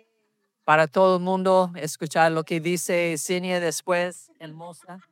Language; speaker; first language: Spanish; early bilingual, heritage; Spanish